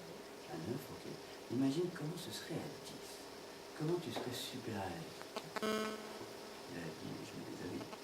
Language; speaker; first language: French; native; French